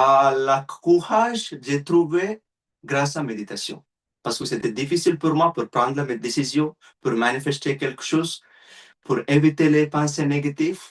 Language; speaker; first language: French; non-native, learner; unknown